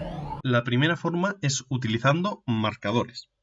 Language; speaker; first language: Spanish; native; Spanish